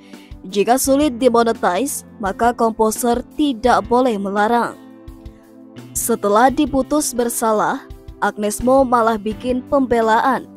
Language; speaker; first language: Indonesian; native; Indonesian